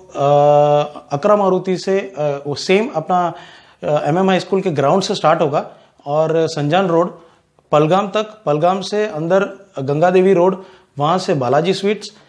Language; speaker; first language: Hindi; non-native, local second language; Gujarati